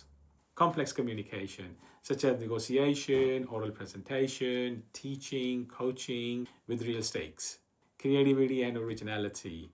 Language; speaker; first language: English; non-native, fluent; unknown